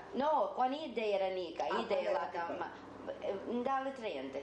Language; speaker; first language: Italian; early bilingual, heritage; Italian